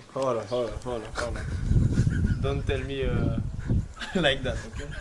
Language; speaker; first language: English; non-native, learner; French